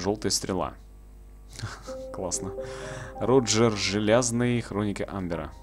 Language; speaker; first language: Russian; native; Russian